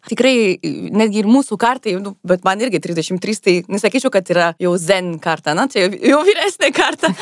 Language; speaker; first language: Lithuanian; non-native, fluent; French